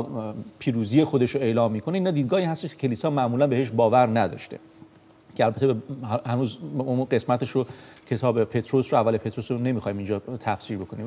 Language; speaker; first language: Persian; native; Persian